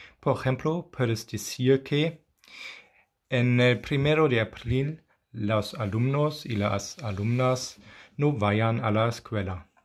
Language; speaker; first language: Spanish; non-native, learner; German